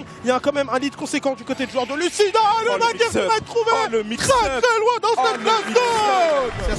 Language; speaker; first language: French; native; French